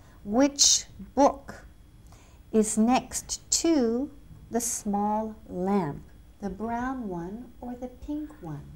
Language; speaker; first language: English; native; English